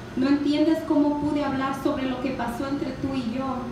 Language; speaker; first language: Spanish; early bilingual, other home language; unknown